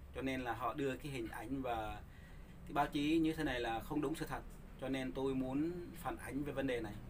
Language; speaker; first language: Vietnamese; non-native, local second language; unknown